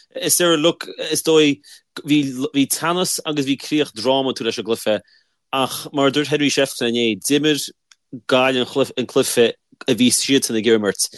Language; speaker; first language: Irish; native; Irish